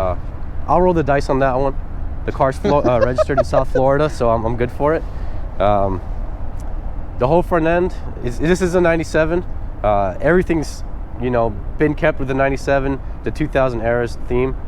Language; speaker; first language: English; native; English